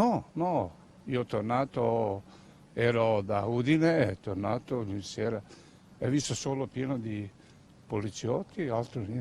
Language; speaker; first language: Italian; non-native, learner; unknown